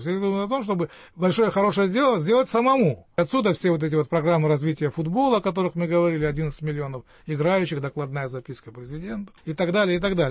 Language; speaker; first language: Russian; native; Russian